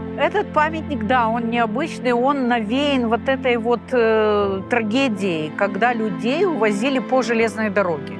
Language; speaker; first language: Russian; non-native, local second language; Gagauz